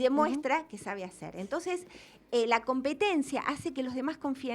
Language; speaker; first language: Spanish; native; Spanish